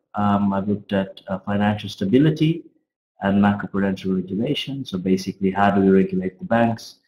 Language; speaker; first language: English; native; English